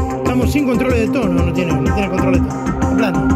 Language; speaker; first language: Spanish; native; Spanish